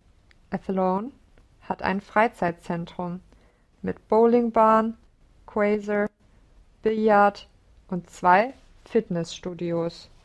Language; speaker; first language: German; non-native, learner; English